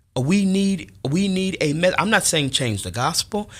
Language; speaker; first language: English; native; English